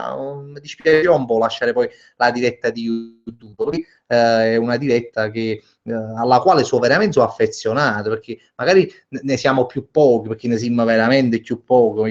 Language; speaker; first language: Italian; native; Italian